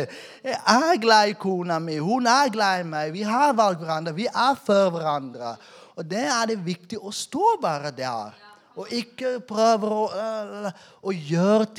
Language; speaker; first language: Norwegian; non-native, fluent; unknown